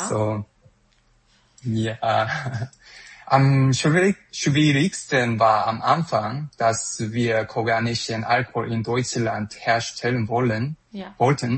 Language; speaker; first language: German; non-native, fluent; Korean